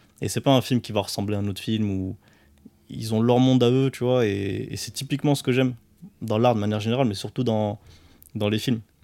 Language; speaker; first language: French; early bilingual, other home language; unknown